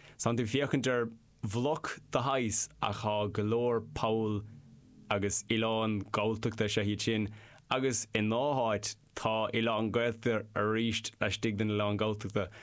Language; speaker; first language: Irish; non-native, local second language; English